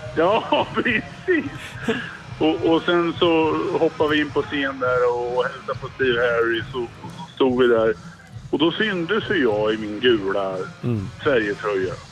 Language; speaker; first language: Swedish; native; Swedish